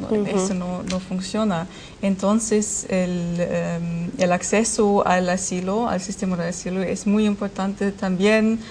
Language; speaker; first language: Spanish; non-native, learner; German